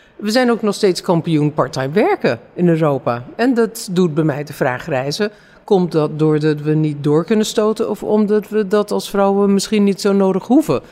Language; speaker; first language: Dutch; non-native, fluent; English